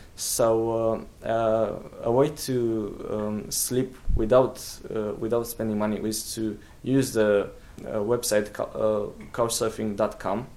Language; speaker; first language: English; non-native, fluent; Romanian